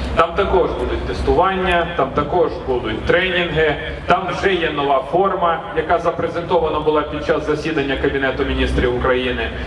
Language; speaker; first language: Ukrainian; native; Ukrainian